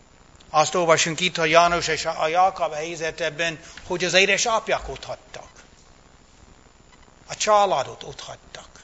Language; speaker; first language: Hungarian; non-native, fluent; English